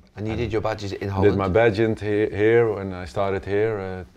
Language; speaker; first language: English; non-native, fluent; Dutch